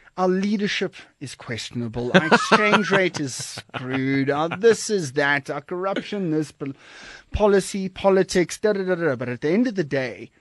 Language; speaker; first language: English; native; English